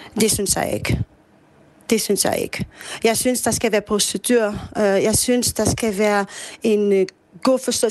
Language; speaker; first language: Danish; non-native, fluent; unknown